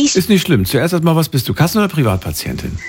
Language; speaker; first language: German; native; German